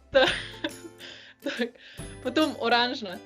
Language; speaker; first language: Russian; non-native, learner; Slovenian